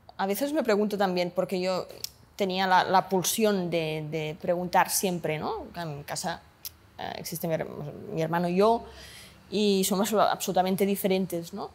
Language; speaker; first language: Spanish; non-native, local second language; Catalan